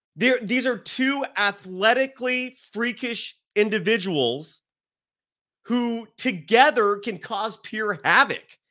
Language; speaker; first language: English; native; English